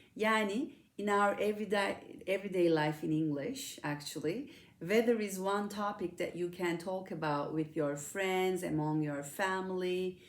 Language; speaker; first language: English; non-native, fluent; Turkish